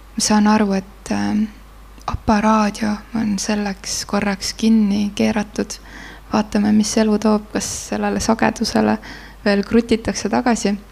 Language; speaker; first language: Estonian; native; Estonian